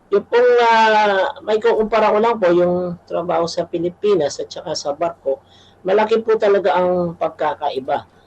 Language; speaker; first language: Filipino; non-native, local second language; Pampanga